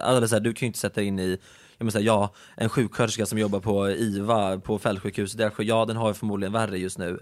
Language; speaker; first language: Swedish; native; Swedish